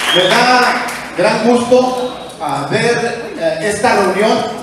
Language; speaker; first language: Spanish; early bilingual, heritage; Spanish